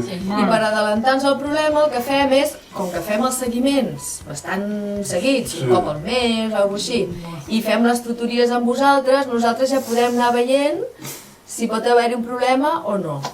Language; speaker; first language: Catalan; native; Catalan